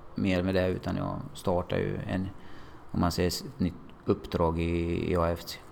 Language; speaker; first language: Swedish; non-native, fluent; Bosnian